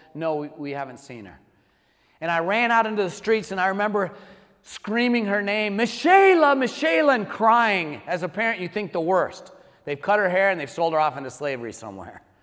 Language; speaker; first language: English; early bilingual, heritage; English